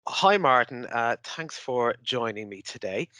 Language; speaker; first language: English; native; English